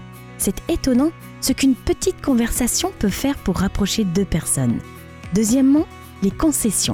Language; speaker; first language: French; native; French